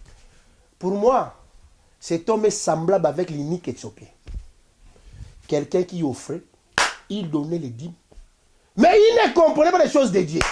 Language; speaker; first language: French; non-native, local second language; Lingala